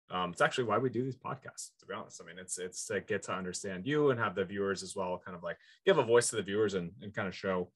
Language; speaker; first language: English; native; English